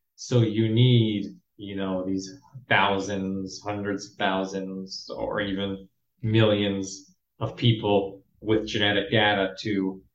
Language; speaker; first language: English; native; English